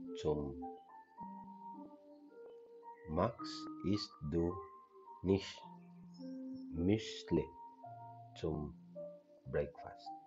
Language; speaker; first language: German; non-native, learner; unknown